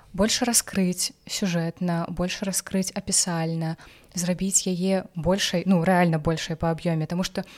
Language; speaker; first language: Belarusian; non-native, local second language; Russian